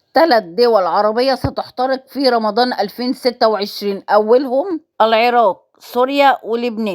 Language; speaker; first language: Arabic; native; Arabic